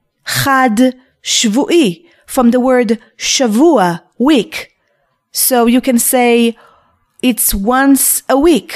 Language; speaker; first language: English; non-native, fluent; Hebrew